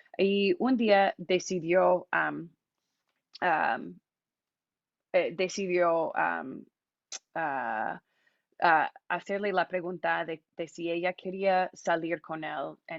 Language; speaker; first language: Spanish; non-native, fluent; English